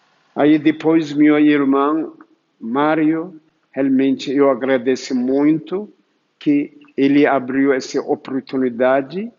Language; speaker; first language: Portuguese; non-native, fluent; Turkish